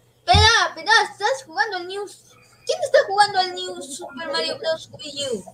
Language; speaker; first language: Spanish; native; Spanish